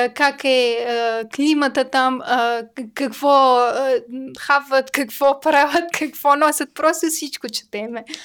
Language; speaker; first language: Bulgarian; non-native, learner; Persian